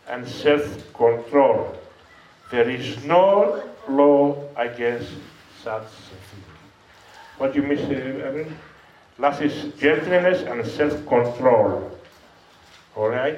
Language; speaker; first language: English; non-native, fluent; Greek